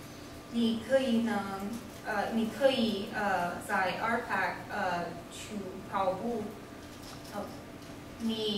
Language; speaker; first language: Chinese; non-native, learner; English